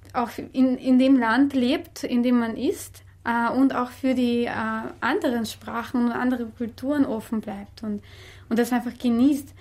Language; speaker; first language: German; non-native, fluent; Armenian